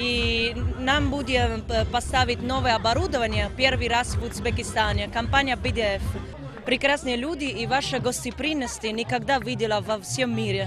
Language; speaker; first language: Russian; non-native, learner; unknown